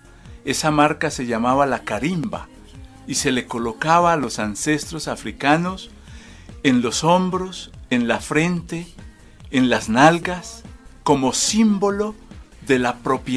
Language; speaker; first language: Spanish; native; Spanish